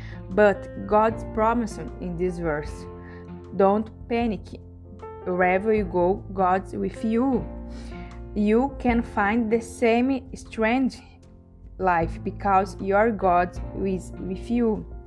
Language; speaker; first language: English; non-native, learner; Portuguese